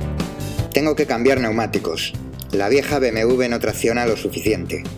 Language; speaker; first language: Spanish; native; Spanish